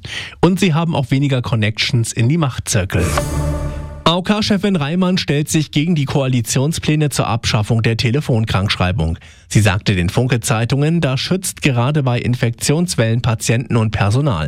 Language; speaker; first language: German; native; German